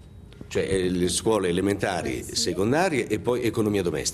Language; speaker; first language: Italian; native; Italian